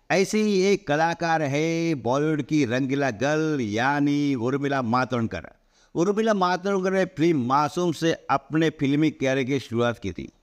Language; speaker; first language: Hindi; non-native, local second language; Marathi